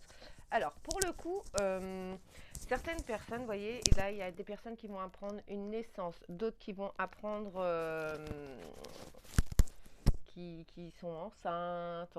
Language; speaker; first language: French; native; French